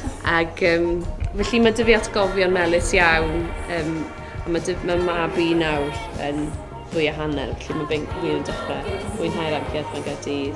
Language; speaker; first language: Welsh; native; Welsh